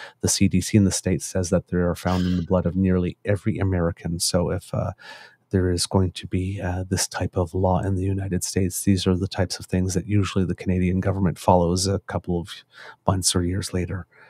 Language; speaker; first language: English; native; English